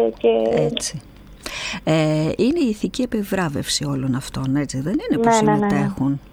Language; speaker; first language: Greek; native; Greek